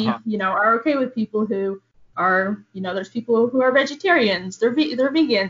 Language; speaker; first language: English; early bilingual, other home language; Arabic